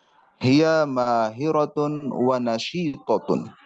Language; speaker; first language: Arabic; non-native, learner; Indonesian